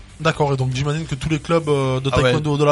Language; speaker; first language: French; native; French